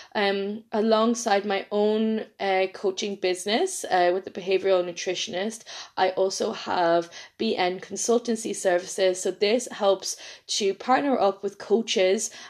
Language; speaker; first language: English; native; English